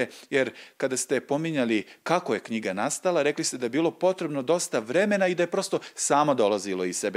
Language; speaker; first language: Serbian; native; Serbian